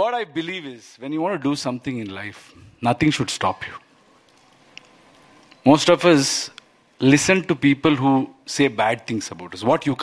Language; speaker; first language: English; non-native, local second language; Kannada